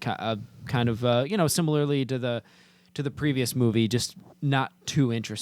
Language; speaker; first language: English; native; English